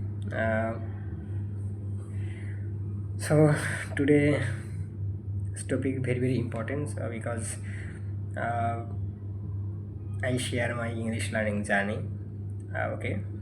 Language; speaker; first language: English; non-native, learner; Bangla